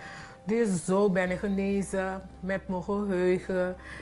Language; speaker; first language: Dutch; non-native, local second language; Papiamento